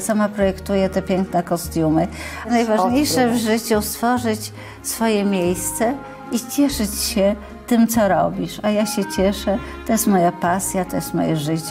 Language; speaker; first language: Polish; native; Polish